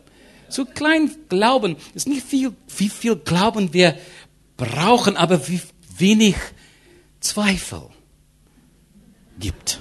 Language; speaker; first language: German; non-native, learner; English